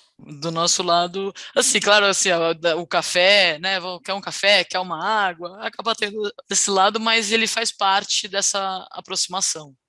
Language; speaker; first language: Portuguese; native; Portuguese